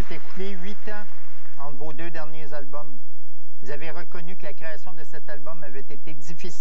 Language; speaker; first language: French; native; French